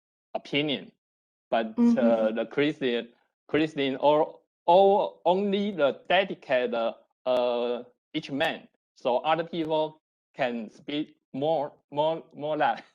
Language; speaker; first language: English; non-native, learner; Chinese